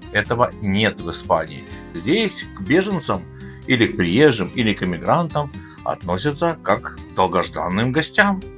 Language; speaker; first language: Russian; native; Russian